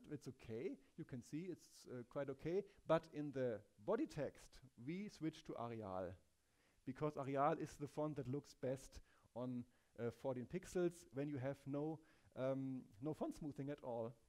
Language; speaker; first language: English; non-native, fluent; German